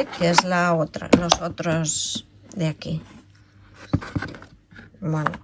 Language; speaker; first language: Spanish; native; Spanish